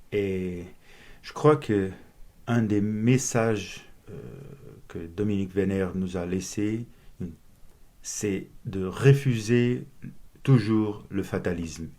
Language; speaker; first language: French; non-native, fluent; Portuguese